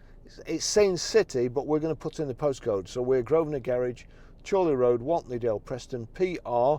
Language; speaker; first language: English; native; English